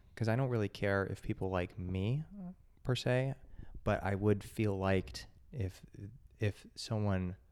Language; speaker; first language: English; native; English